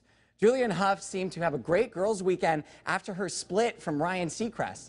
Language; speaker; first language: English; native; English